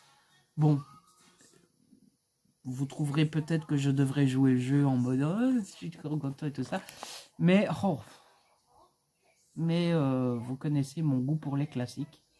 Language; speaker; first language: French; native; French